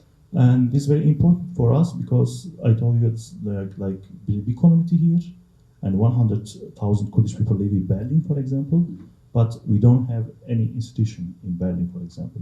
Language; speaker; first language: English; non-native, learner; Kurdish